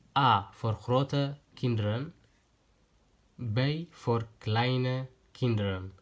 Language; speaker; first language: Dutch; non-native, fluent; Tigrinya